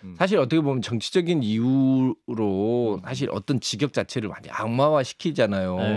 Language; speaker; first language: Korean; native; Korean